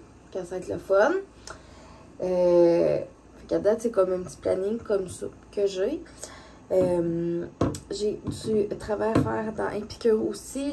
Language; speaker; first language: French; native; French